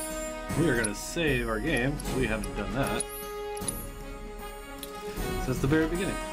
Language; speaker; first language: English; native; English